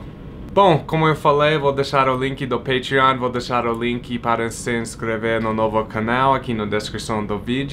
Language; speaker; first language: Portuguese; non-native, fluent; English